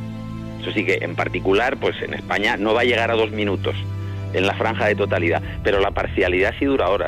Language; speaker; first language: Spanish; native; Spanish